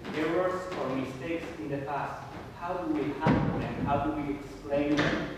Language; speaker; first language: English; non-native, fluent; Italian